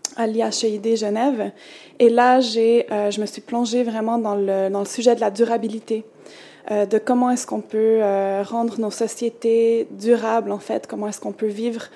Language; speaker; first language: French; native; French